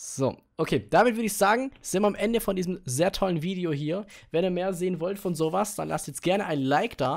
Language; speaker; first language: German; native; German